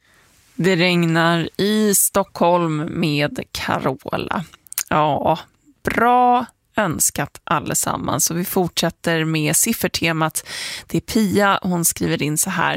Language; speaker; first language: Swedish; native; Swedish